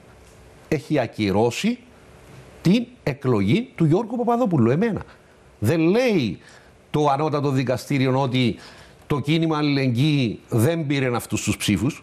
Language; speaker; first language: Greek; native; Greek